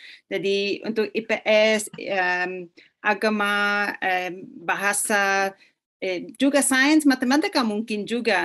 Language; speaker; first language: Indonesian; non-native, fluent; English